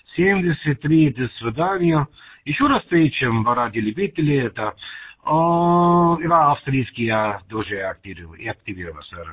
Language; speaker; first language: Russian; non-native, learner; German